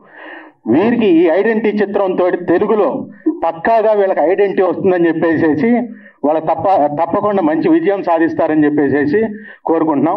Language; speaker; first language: Telugu; native; Telugu